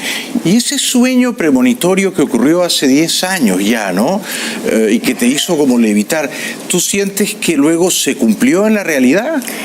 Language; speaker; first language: Spanish; native; Spanish